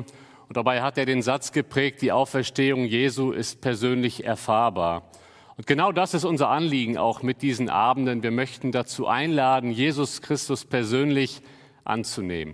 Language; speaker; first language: German; native; German